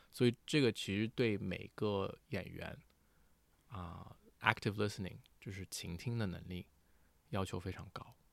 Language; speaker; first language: Chinese; early bilingual, heritage; Chinese